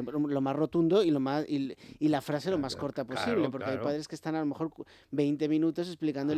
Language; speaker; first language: Spanish; native; Spanish